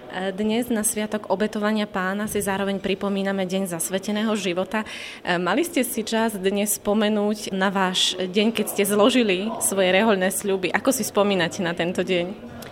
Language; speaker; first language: Slovak; native; Slovak